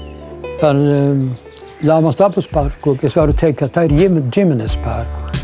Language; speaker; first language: Latvian; non-native, learner; Swedish